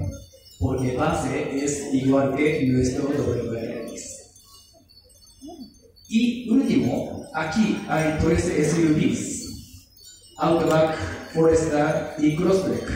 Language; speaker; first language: Spanish; non-native, learner; Japanese